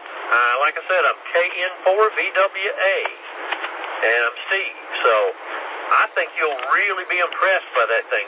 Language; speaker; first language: English; native; English